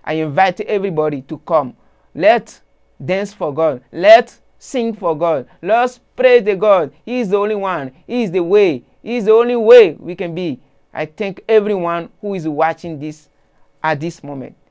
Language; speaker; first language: English; non-native, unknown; Fon